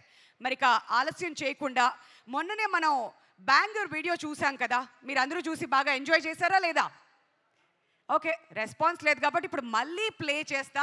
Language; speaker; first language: Telugu; native; Telugu